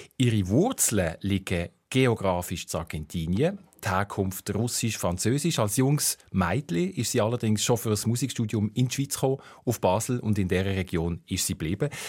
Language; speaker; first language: German; native; German